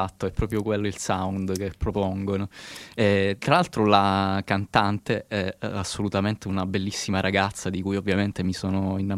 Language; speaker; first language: Italian; native; Italian